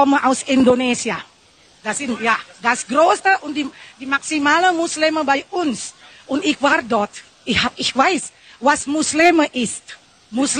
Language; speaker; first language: German; non-native, learner; Indonesian